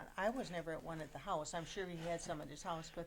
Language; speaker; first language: English; native; English